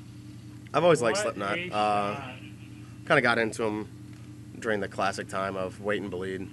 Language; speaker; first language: English; native; English